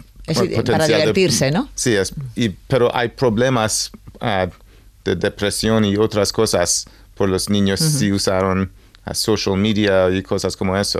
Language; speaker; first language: Spanish; non-native, learner; English